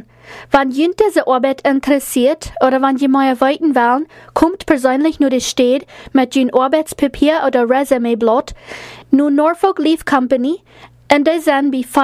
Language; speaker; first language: German; non-native, learner; Plautdietsch